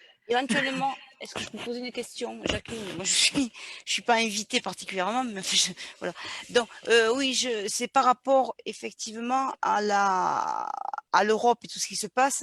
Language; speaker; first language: French; native; French